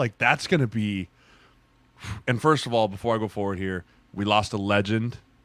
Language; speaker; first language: English; native; English